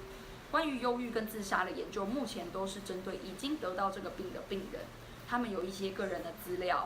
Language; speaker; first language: Chinese; native; Chinese